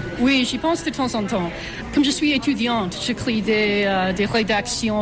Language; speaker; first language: French; non-native, fluent; English